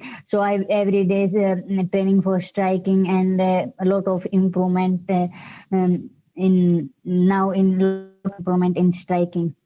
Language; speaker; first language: English; non-native, learner; Hindi